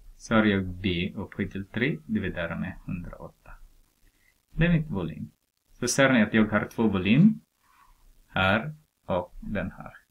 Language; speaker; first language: Swedish; non-native, fluent; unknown